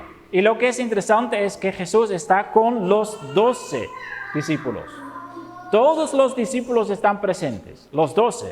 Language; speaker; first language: Spanish; non-native, fluent; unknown